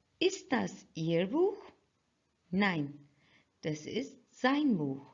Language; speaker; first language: German; non-native, fluent; Turkish